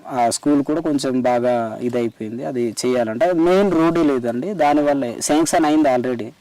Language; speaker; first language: Telugu; non-native, local second language; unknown